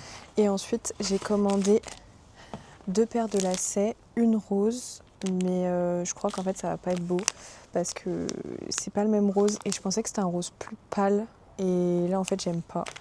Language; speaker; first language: French; native; French